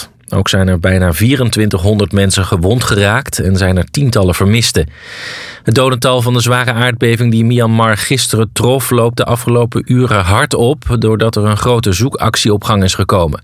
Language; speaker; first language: Dutch; native; Dutch